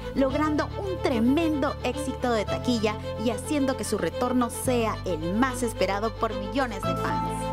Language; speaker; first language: Spanish; native; Spanish